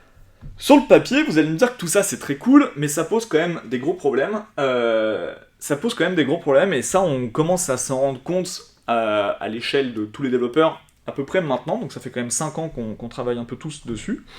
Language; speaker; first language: French; native; French